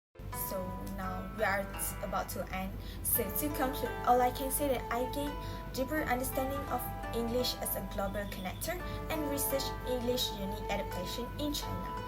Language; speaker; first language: English; non-native, local second language; Malay